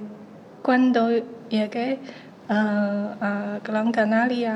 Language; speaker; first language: Spanish; non-native, learner; Chinese